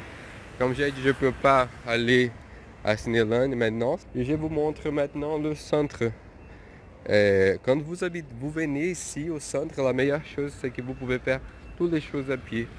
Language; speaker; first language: French; non-native, fluent; Portuguese